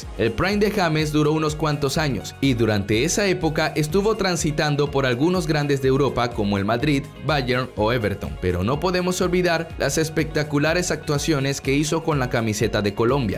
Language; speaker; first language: Spanish; native; Spanish